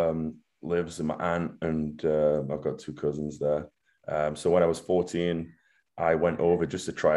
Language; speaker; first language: English; native; English